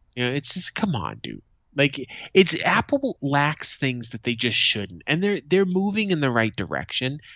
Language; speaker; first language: English; native; English